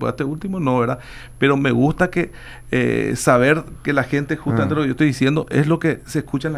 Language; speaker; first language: Spanish; native; Spanish